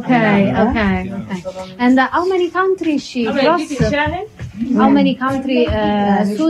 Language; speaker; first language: English; non-native, learner; Italian